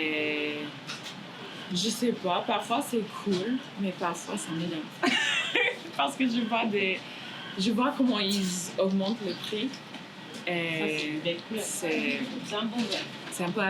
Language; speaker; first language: French; early bilingual, heritage; French